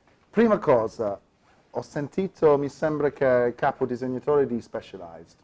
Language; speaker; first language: Italian; non-native, learner; English